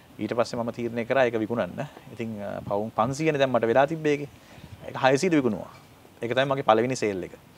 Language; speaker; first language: Sinhala; native; Sinhala